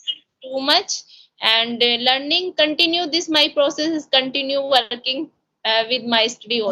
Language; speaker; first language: English; non-native, local second language; Hindi